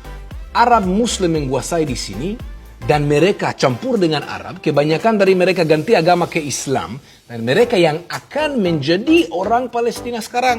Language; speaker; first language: Indonesian; non-native, fluent; Hebrew